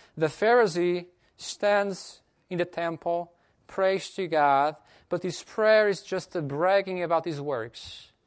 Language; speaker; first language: English; non-native, fluent; Portuguese